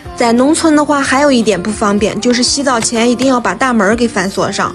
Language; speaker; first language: Chinese; native; Chinese